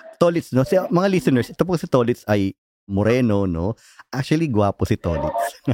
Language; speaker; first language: Filipino; native; Filipino